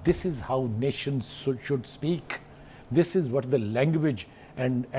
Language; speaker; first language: English; non-native, local second language; Urdu